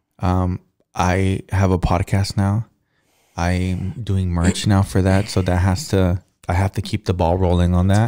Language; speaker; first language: English; early bilingual, other home language; Spanish